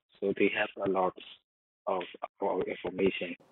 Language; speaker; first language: English; non-native, learner; Burmese